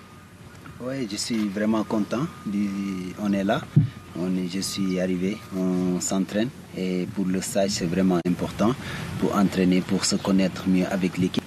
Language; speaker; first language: French; early bilingual, heritage; Italian